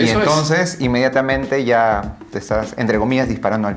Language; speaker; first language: Spanish; native; Spanish